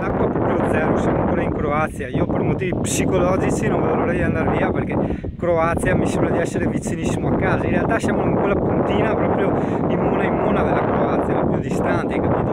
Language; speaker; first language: Italian; native; Italian